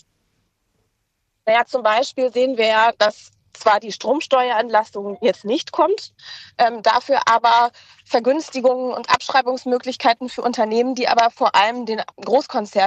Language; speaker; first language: German; native; German